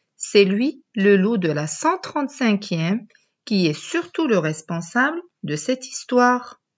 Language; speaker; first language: French; non-native, local second language; Arabic